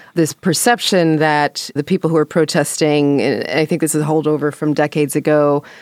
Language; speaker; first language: English; native; English